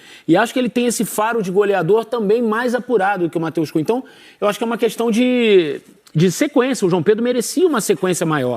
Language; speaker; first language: Portuguese; native; Portuguese